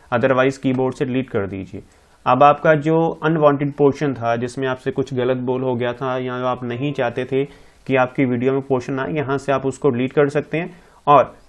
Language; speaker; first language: Hindi; non-native, local second language; Punjabi